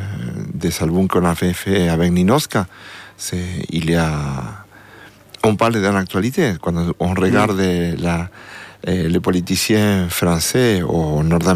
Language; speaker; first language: French; non-native, learner; Spanish